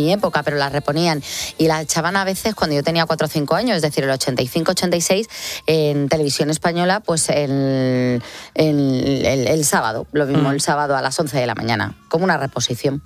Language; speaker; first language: Spanish; native; Spanish